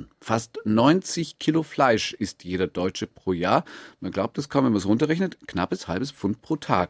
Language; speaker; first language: German; native; German